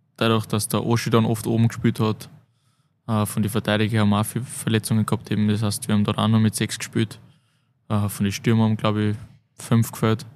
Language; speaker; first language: German; native; German